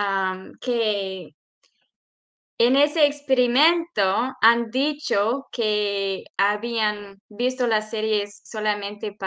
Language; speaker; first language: Spanish; non-native, fluent; English